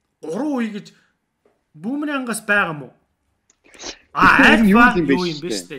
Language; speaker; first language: Mongolian; native; Mongolian